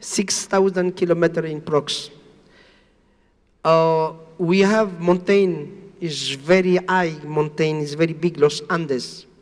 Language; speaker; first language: English; non-native, learner; Spanish